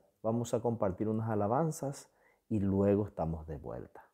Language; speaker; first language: Spanish; native; Spanish